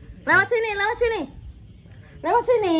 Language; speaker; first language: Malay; non-native, local second language; Javanese